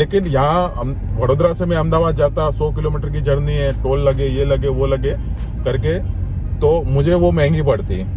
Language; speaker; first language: Hindi; non-native, local second language; Rajasthani